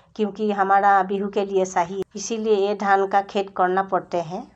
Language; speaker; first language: Hindi; non-native, local second language; Assamese